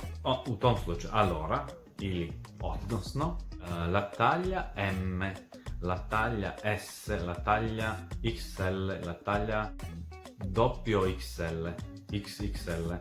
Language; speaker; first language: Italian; non-native, fluent; Serbian